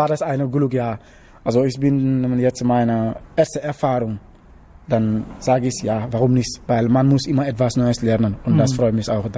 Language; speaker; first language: German; non-native, learner; Wolof